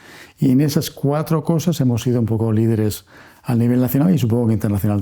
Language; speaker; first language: Spanish; native; Spanish